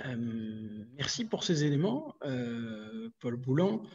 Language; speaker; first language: French; native; French